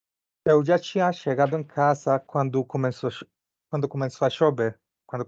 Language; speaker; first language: Portuguese; non-native, learner; Spanish